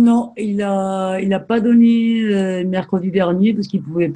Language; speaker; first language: French; native; French